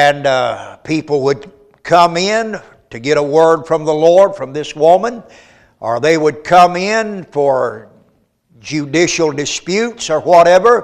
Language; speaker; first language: English; native; English